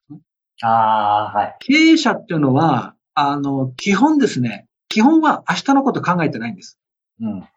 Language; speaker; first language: Japanese; early bilingual, other home language; Dutch